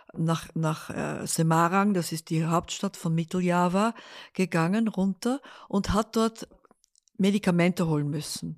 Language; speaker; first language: German; early bilingual, other home language; Dutch